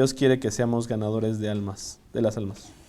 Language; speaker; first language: Spanish; native; Spanish